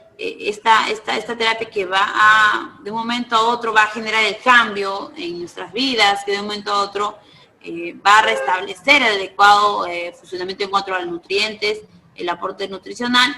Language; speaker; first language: Spanish; native; Spanish